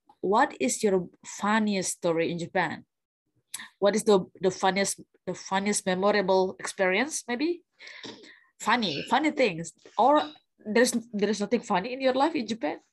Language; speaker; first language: English; non-native, fluent; Indonesian